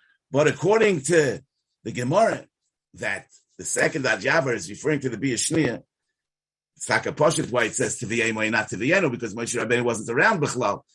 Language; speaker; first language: English; native; English